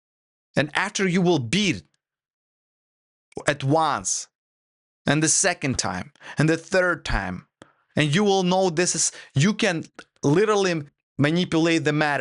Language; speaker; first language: English; non-native, fluent; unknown